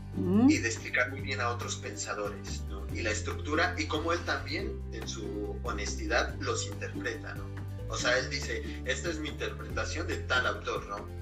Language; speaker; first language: Spanish; native; Spanish